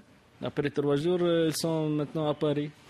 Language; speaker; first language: French; non-native, local second language; Arabic